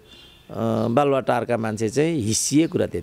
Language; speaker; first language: Nepali; native; Nepali